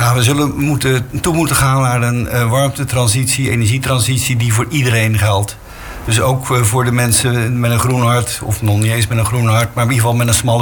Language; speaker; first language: Dutch; native; Dutch